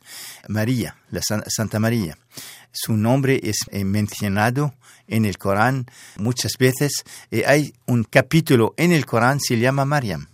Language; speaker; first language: Spanish; non-native, fluent; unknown